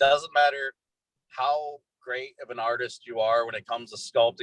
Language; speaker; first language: English; native; English